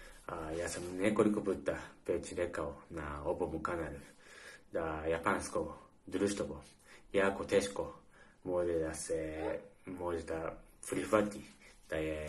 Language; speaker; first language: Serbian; non-native, learner; Japanese